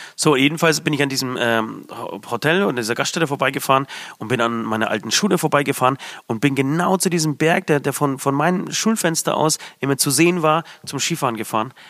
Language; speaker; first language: German; early bilingual, other home language; Polish